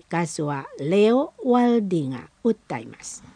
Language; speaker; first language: Japanese; non-native, fluent; Indonesian